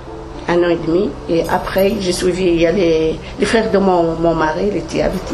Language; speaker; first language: French; non-native, learner; Arabic